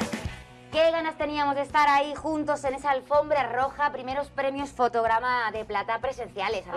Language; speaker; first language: Spanish; native; Spanish